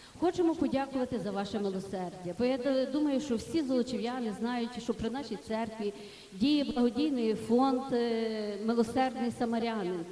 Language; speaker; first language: Ukrainian; native; Ukrainian